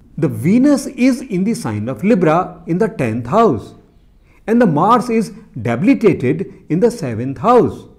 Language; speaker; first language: English; non-native, local second language; Hindi